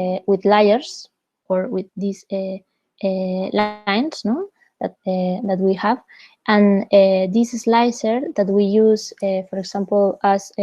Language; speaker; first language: English; non-native, fluent; Spanish